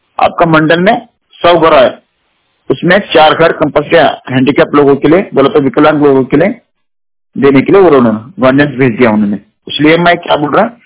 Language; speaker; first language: Hindi; non-native, local second language; Kannada